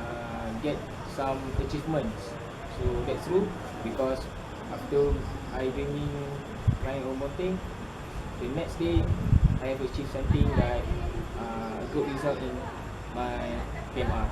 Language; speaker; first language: English; non-native, learner; Malay